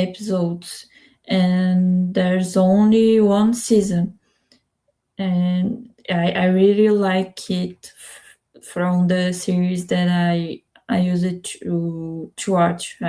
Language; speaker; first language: English; non-native, learner; Spanish